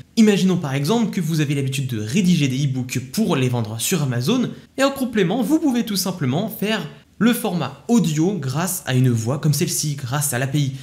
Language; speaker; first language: French; native; French